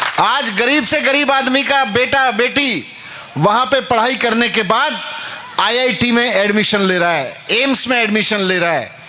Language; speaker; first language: Hindi; native; Hindi